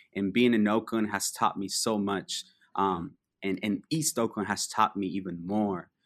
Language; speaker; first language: English; early bilingual, other home language; Spanish